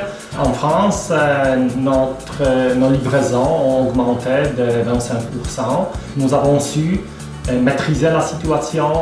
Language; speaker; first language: French; non-native, fluent; Polish